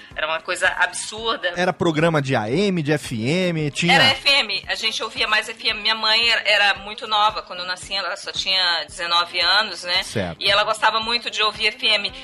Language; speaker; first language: Portuguese; native; Portuguese